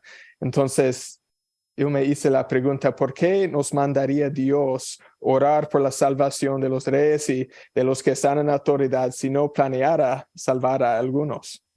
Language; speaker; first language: Spanish; non-native, fluent; English